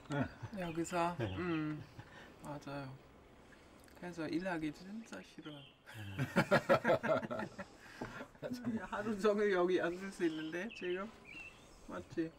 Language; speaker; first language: Korean; non-native, fluent; German